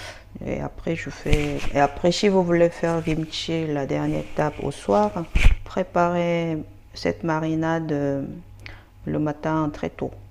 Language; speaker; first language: French; non-native, fluent; Korean